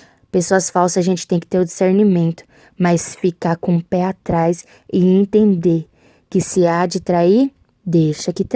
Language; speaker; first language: Portuguese; native; Portuguese